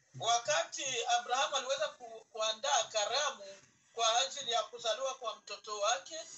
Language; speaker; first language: Swahili; native; Swahili